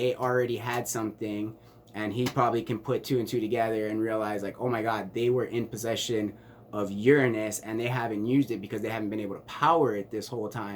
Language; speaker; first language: English; native; English